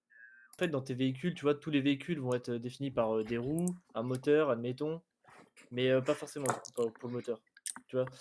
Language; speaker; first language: French; native; French